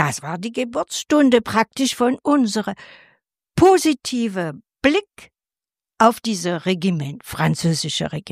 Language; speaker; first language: German; non-native, fluent; French